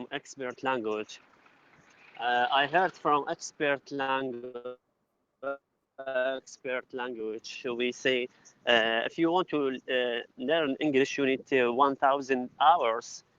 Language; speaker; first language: English; non-native, learner; Arabic